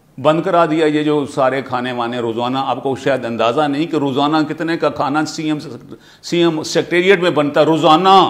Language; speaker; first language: Urdu; native; Urdu